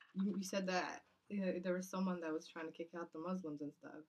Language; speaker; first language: English; non-native, fluent; Kazakh